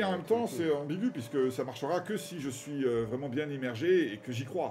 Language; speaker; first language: French; native; French